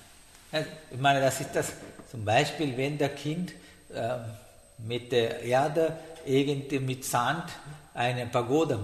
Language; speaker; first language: German; non-native, learner; Sinhala